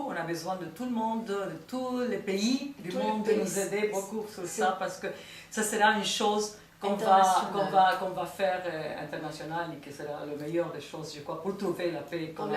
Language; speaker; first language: French; non-native, fluent; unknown